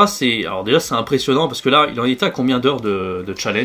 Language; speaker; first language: French; native; French